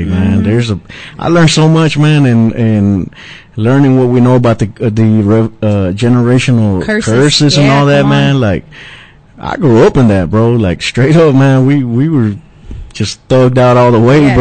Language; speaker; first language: English; native; English